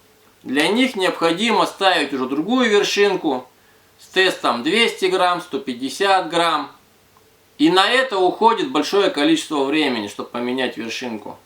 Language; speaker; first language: Russian; native; Russian